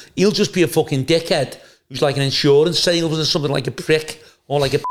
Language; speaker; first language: English; native; English